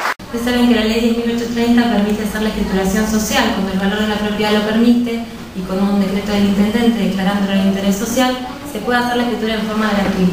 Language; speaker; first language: Spanish; native; Spanish